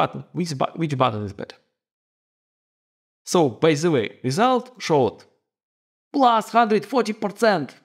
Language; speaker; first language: English; non-native, fluent; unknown